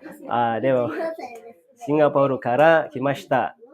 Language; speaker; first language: Japanese; non-native, learner; Malay